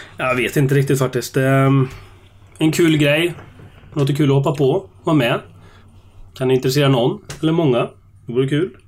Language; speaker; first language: Swedish; native; Swedish